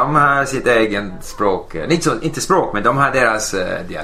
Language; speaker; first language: Swedish; non-native, fluent; English